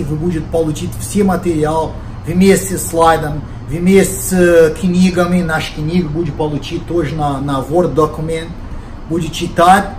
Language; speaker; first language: Russian; non-native, learner; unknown